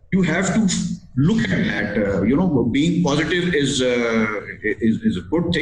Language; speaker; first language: English; non-native, local second language; Urdu